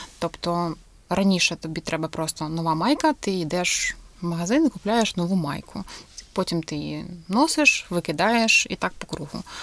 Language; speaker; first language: Ukrainian; non-native, local second language; Russian